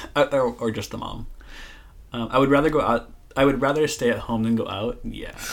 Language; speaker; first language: English; native; English